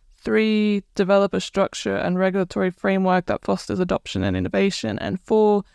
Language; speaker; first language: English; non-native, fluent; Croatian